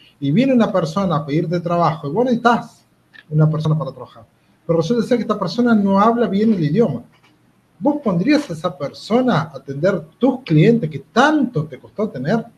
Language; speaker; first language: Spanish; native; Spanish